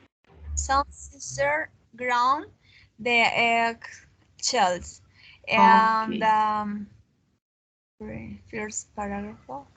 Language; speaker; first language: English; non-native, learner; Spanish